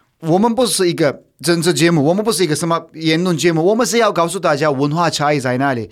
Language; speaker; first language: Chinese; non-native, fluent; Turkish